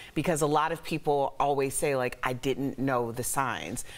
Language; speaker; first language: English; native; English